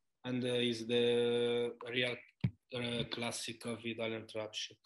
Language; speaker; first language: English; non-native, learner; Italian